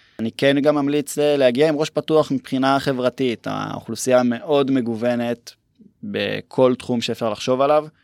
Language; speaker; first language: Hebrew; native; Hebrew